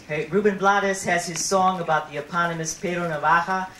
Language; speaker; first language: English; early bilingual, other home language; Spanish